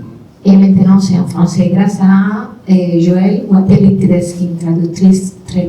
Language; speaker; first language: French; non-native, fluent; Spanish